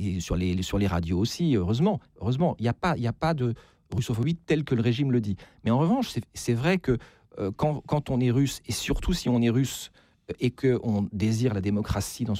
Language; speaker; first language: French; native; French